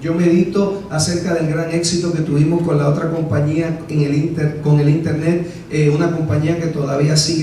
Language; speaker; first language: Spanish; native; Spanish